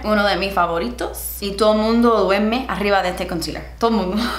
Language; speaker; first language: Spanish; early bilingual, heritage; Spanish